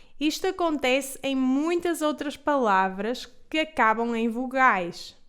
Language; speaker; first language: Portuguese; native; Portuguese